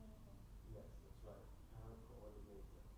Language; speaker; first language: English; non-native, fluent; Thai